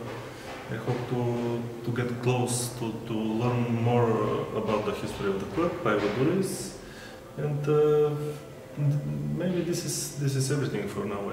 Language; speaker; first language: English; non-native, fluent; Bulgarian